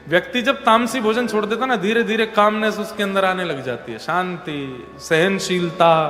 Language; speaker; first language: Hindi; native; Hindi